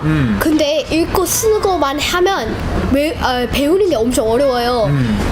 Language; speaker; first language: Korean; early bilingual, other home language; English